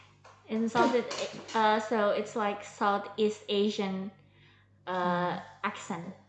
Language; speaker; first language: English; non-native, learner; Indonesian